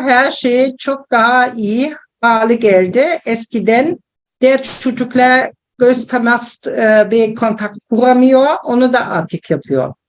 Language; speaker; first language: Turkish; non-native, learner; German